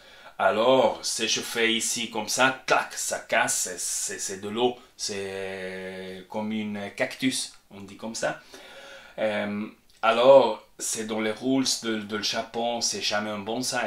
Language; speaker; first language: French; non-native, fluent; Spanish